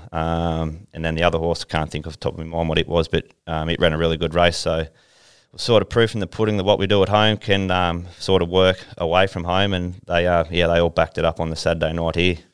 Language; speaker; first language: English; native; English